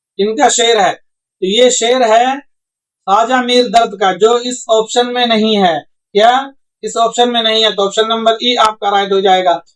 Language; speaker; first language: Urdu; native; Urdu